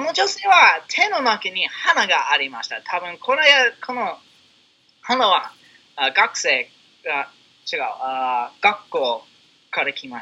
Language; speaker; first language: Japanese; non-native, learner; English